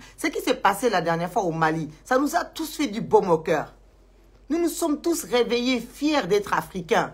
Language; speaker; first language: French; non-native, local second language; Wolof